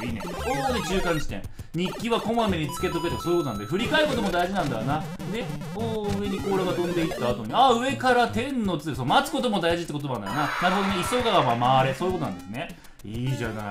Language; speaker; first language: Japanese; native; Japanese